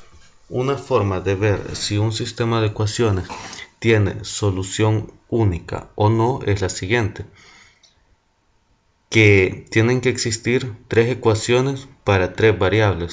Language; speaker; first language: Spanish; native; Spanish